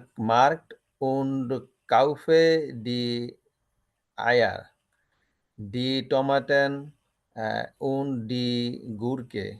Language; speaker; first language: German; non-native, learner; Bangla